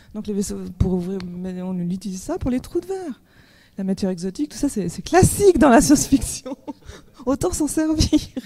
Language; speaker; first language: French; native; French